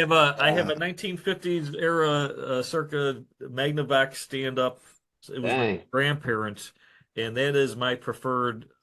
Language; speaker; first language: English; native; English